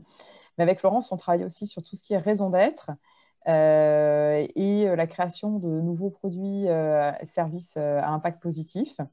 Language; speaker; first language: French; native; French